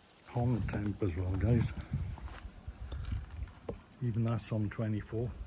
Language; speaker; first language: English; native; English